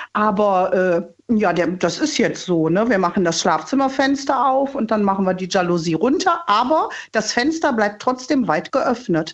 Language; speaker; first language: German; native; German